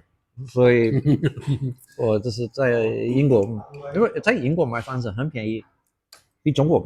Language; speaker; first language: Chinese; non-native, fluent; English